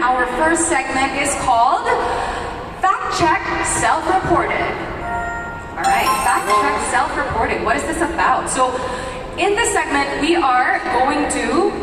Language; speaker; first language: English; non-native, local second language; Filipino